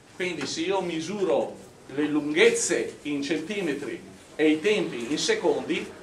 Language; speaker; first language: Italian; non-native, fluent; English